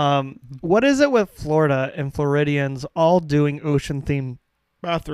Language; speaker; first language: English; native; English